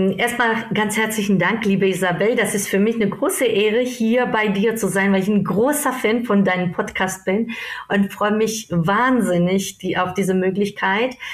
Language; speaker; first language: German; non-native, fluent; Georgian